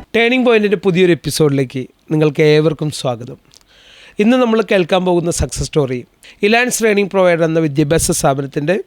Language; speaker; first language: Malayalam; native; Malayalam